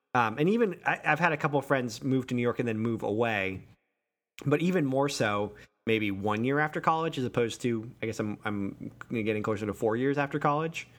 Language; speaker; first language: English; native; English